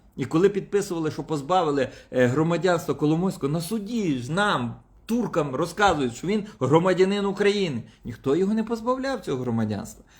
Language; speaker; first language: Ukrainian; non-native, local second language; Russian